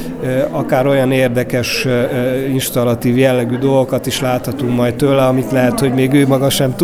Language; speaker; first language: Hungarian; native; Hungarian